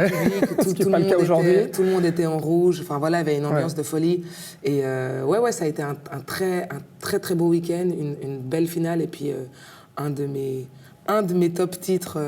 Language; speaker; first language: French; native; French